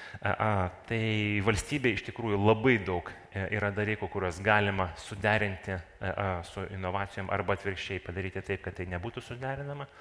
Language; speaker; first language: Lithuanian; non-native, local second language; Russian